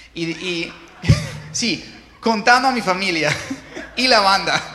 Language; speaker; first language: Spanish; non-native, fluent; English